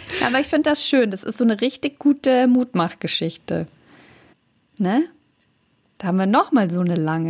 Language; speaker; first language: German; native; German